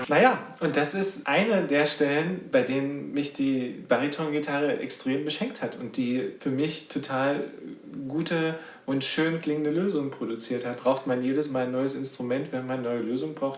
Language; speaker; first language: German; native; German